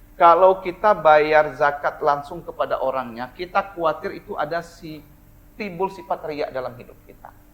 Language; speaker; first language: Indonesian; non-native, local second language; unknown